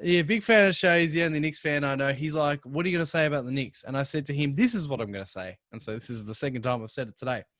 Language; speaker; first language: English; native; English